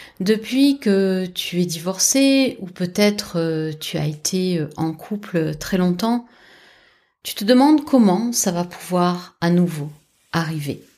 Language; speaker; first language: French; native; French